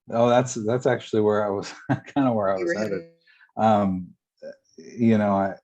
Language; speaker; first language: English; native; English